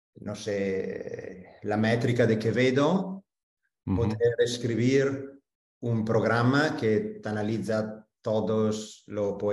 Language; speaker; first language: Spanish; non-native, fluent; Italian